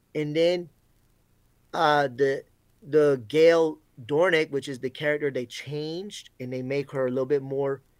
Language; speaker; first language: English; native; English